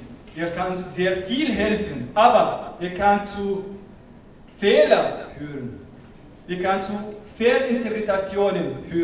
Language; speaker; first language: German; non-native, fluent; Arabic